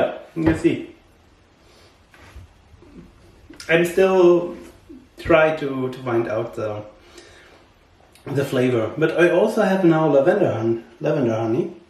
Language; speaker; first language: English; non-native, learner; German